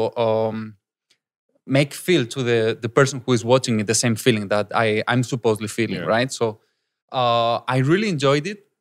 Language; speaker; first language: English; non-native, fluent; Spanish